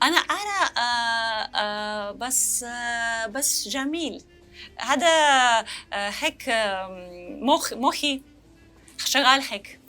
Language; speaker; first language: Arabic; non-native, learner; Russian